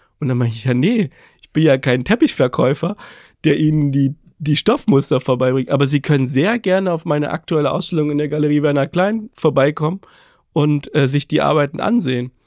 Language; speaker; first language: German; early bilingual, other home language; Persian